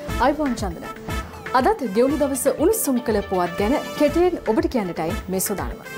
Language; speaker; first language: Sinhala; native; Sinhala